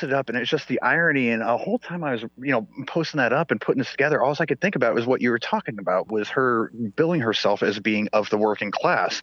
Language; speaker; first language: English; non-native, fluent; Swedish